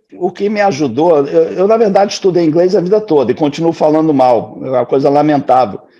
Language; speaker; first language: Portuguese; native; Portuguese